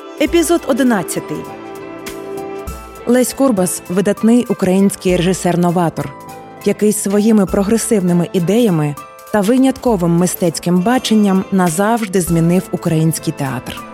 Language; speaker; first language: Ukrainian; native; Ukrainian